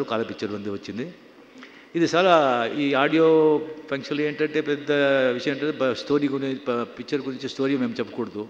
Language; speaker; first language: Telugu; non-native, local second language; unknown